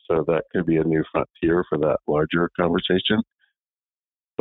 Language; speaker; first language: English; native; English